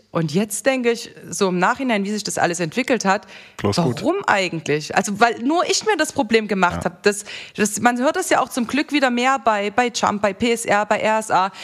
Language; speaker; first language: German; native; German